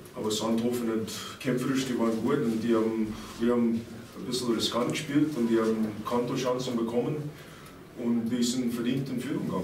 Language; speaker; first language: German; non-native, fluent; English